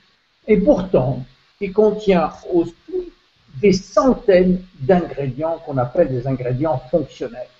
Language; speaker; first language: French; native; French